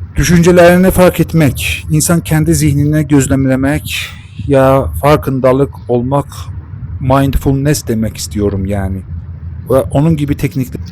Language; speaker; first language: Turkish; non-native, fluent; Persian